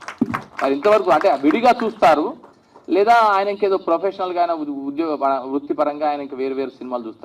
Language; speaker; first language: Telugu; native; Telugu